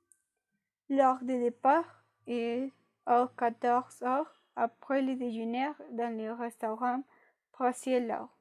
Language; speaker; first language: French; non-native, learner; Spanish